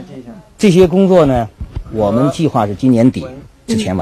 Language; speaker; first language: Chinese; native; Chinese